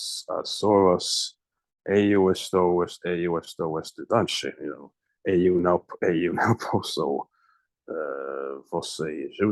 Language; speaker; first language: Portuguese; non-native, learner; English